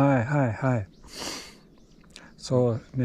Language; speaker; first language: Japanese; non-native, learner; English